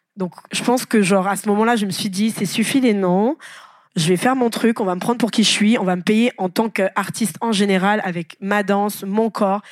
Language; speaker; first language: French; non-native, local second language; Lingala